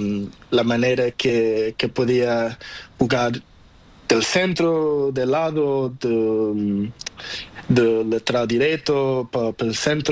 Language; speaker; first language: Spanish; non-native, learner; Portuguese